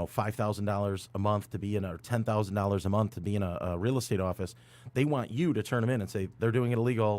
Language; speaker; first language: English; native; English